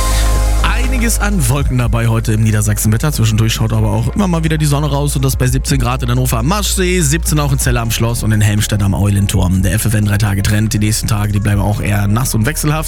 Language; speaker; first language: German; native; German